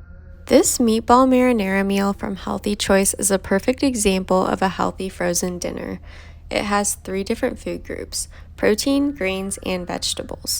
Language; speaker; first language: English; native; English